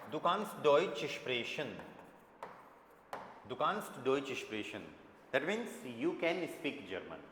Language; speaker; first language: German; non-native, fluent; Hindi